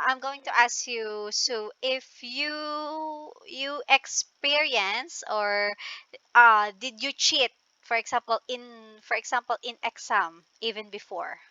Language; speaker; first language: English; non-native, local second language; Filipino